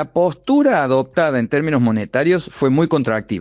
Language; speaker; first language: Spanish; native; Spanish